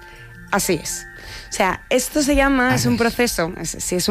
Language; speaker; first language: Spanish; native; Spanish